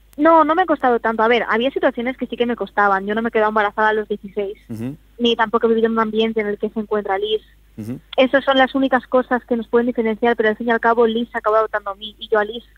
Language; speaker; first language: Spanish; native; Spanish